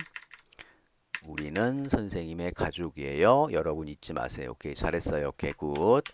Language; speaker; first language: Korean; native; Korean